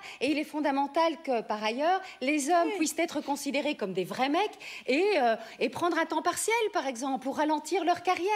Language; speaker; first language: French; native; French